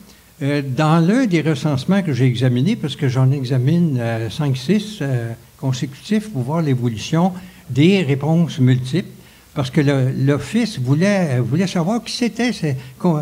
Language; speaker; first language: French; native; French